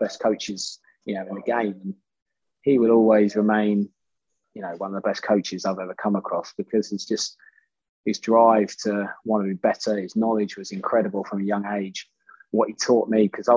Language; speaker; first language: English; native; English